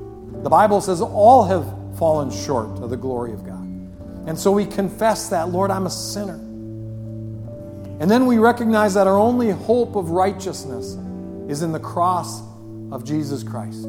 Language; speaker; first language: English; native; English